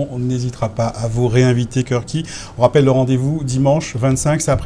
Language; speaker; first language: French; native; French